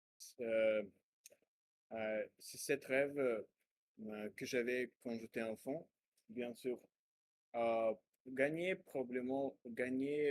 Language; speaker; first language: French; non-native, learner; Russian